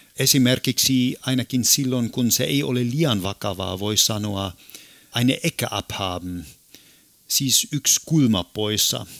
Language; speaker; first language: Finnish; non-native, fluent; German